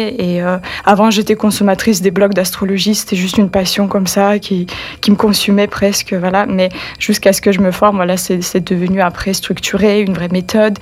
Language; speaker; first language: French; non-native, fluent; Russian